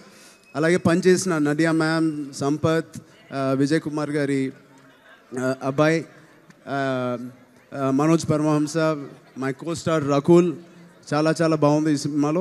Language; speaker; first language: Telugu; native; Telugu